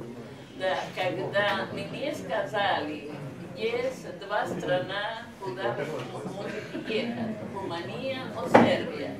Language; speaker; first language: Russian; non-native, learner; Spanish